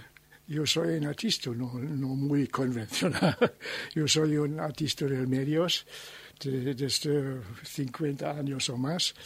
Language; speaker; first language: Spanish; non-native, learner; German